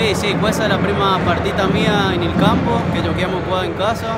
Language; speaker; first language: Italian; non-native, fluent; Portuguese